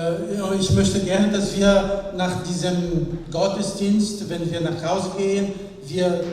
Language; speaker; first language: German; non-native, fluent; French